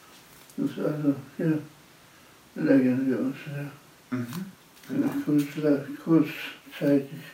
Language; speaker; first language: German; non-native, fluent; Polish